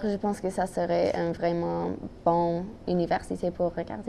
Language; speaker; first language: French; non-native, local second language; English